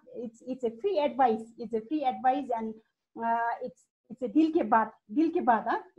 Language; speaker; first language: English; non-native, fluent; Hindi